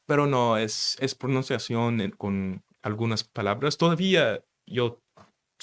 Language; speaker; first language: Spanish; non-native, fluent; English